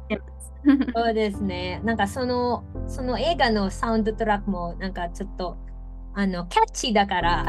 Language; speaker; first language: Japanese; non-native, fluent; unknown